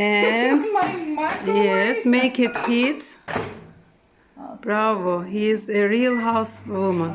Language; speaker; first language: English; non-native, learner; Turkish